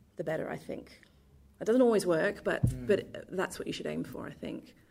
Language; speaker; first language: English; native; English